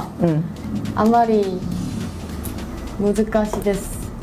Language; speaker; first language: Japanese; non-native, learner; Korean